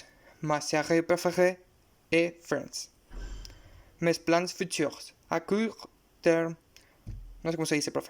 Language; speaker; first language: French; non-native, learner; Spanish